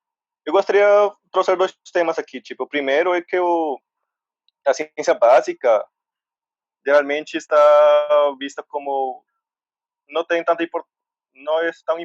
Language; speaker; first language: Portuguese; non-native, fluent; Spanish